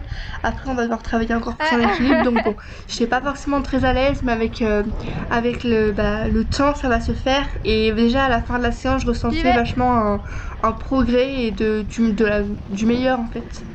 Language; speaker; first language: French; native; French